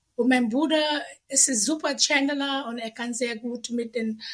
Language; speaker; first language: German; non-native, fluent; Indonesian